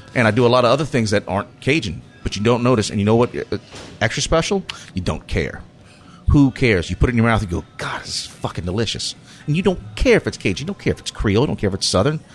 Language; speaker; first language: English; native; English